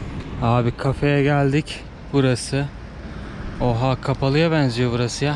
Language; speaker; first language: Turkish; native; Turkish